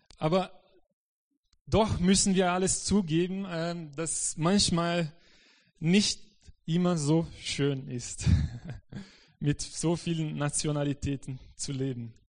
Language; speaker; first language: German; non-native, fluent; Portuguese